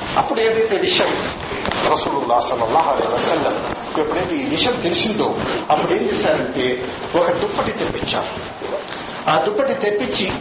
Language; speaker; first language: Telugu; non-native, local second language; Urdu